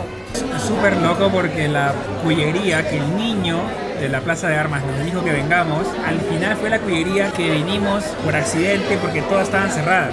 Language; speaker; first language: Spanish; native; Spanish